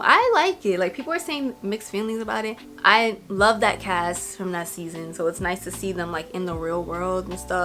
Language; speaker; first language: English; native; English